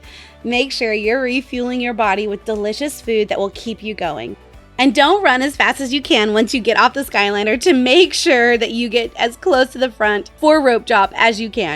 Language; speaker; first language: English; native; English